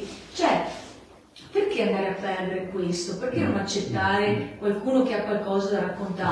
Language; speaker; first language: Italian; native; Italian